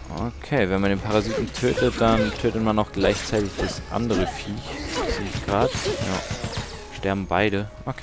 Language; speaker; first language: German; native; German